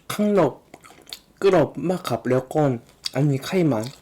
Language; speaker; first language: Thai; non-native, fluent; Korean